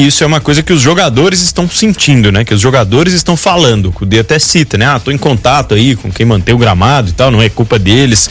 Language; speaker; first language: Portuguese; native; Portuguese